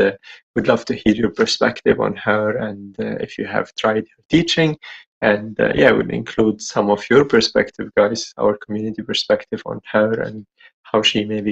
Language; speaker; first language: English; non-native, fluent; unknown